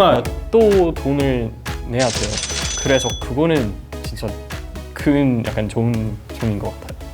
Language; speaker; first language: Korean; non-native, fluent; English